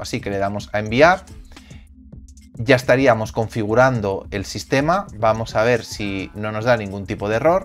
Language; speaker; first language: Spanish; native; Spanish